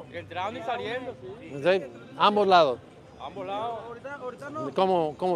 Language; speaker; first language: Spanish; non-native, learner; English